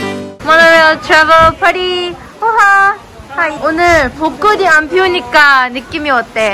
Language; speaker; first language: Korean; non-native, learner; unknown